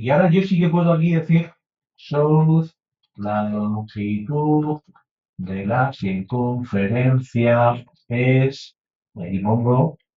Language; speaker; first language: Spanish; native; Spanish